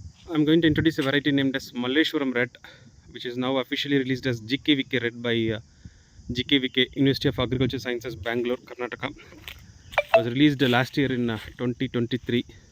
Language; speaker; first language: English; non-native, local second language; Tamil